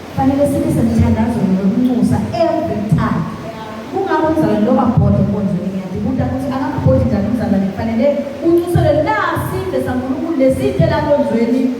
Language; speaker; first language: Zulu; non-native, local second language; Swati